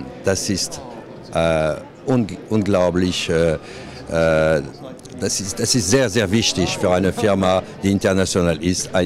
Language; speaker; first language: German; non-native, fluent; French